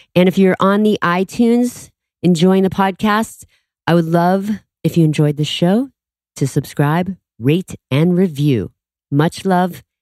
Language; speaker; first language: English; native; English